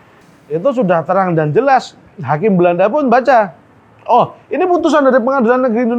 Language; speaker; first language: Indonesian; native; Indonesian